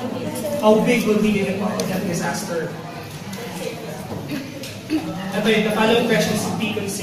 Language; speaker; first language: English; non-native, local second language; Filipino